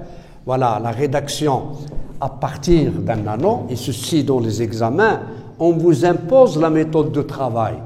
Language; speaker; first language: French; non-native, local second language; Arabic